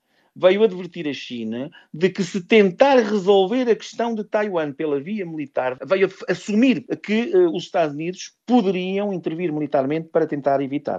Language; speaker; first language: Portuguese; native; Portuguese